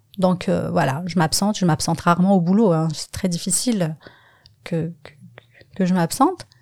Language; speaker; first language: French; non-native, local second language; Kabyle